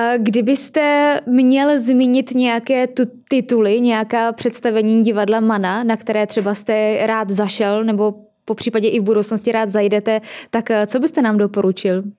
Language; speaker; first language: Czech; native; Czech